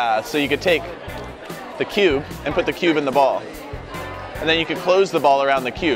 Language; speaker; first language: English; native; English